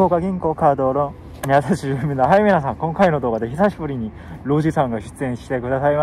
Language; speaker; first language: Japanese; non-native, fluent; Korean